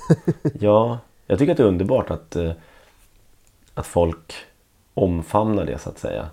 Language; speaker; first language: Swedish; native; Swedish